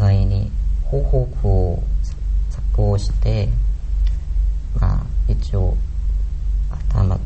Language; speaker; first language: Japanese; non-native, learner; Korean